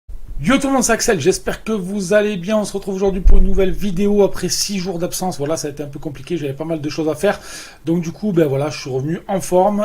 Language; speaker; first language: French; native; French